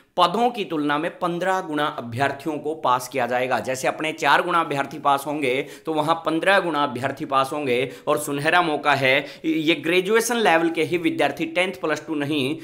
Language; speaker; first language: Hindi; native; Hindi